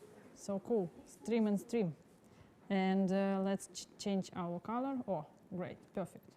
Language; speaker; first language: English; non-native, learner; Russian